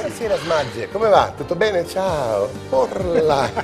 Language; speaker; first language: Italian; native; Italian